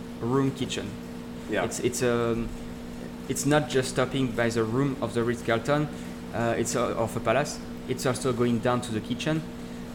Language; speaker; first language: English; non-native, learner; French